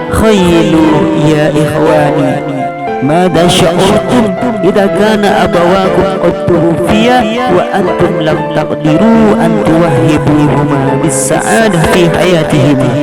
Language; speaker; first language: Arabic; non-native, learner; Indonesian